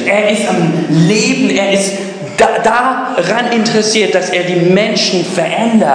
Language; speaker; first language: German; non-native, fluent; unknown